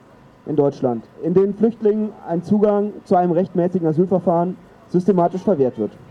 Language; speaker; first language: German; native; German